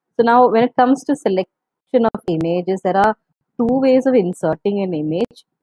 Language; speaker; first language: English; non-native, local second language; Malayalam